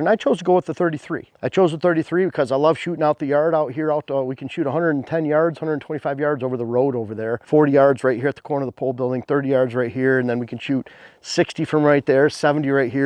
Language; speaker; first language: English; native; English